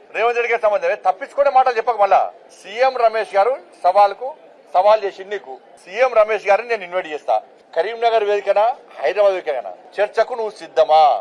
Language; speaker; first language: Telugu; native; Telugu